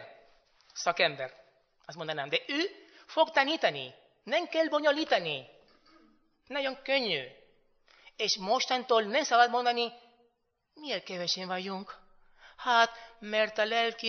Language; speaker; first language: Hungarian; non-native, fluent; Spanish